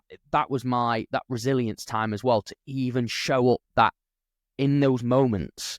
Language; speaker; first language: English; native; English